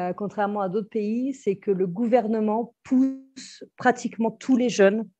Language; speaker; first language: French; native; French